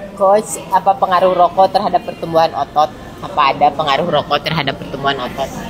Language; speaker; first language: Indonesian; native; Indonesian